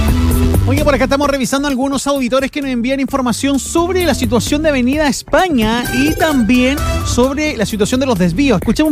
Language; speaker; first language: Spanish; native; Spanish